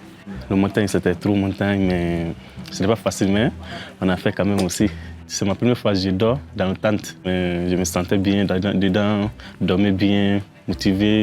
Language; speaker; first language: French; non-native, learner; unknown